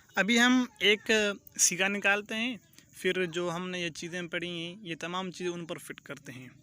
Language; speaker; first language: Urdu; non-native, local second language; Pashto